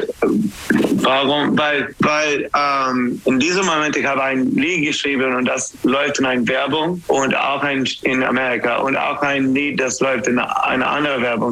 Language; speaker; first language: German; non-native, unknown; English